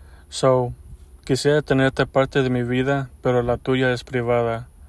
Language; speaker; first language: Spanish; early bilingual, heritage; Spanish